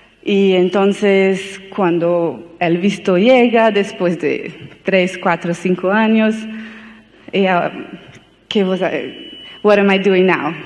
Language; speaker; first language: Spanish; non-native, learner; Portuguese